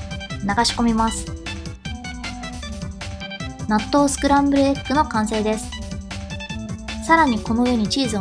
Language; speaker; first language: Japanese; native; Japanese